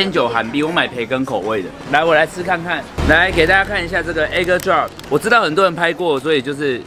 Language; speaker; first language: Chinese; native; Chinese